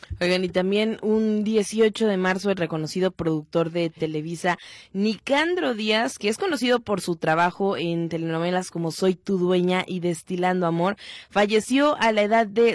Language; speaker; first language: Spanish; native; Spanish